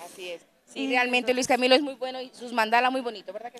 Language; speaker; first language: Spanish; native; Spanish